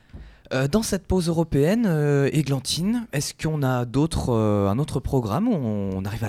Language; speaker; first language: French; native; French